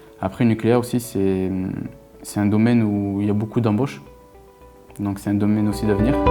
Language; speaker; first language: French; native; French